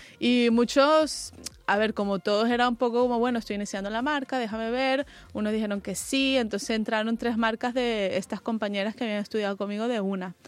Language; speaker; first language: Spanish; native; Spanish